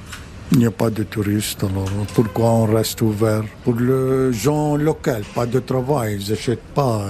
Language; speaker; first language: French; non-native, fluent; Arabic